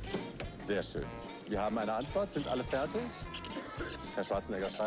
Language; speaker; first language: German; native; German